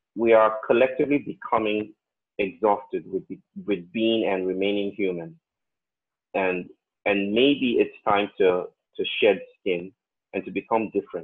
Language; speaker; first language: English; non-native, local second language; Yoruba